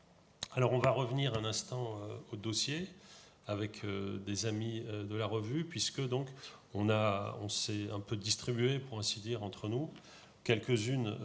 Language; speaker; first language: French; native; French